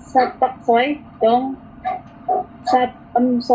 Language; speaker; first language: Cantonese; non-native, learner; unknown